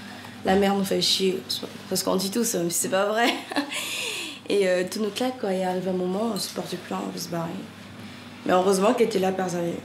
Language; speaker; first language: French; native; French